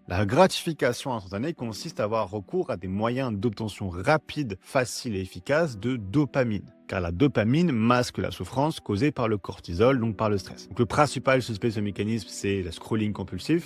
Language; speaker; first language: French; native; French